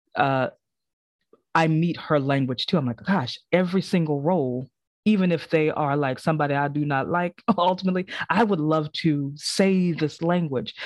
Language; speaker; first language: English; native; English